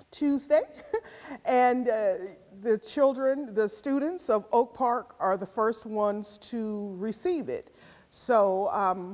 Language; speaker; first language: English; native; English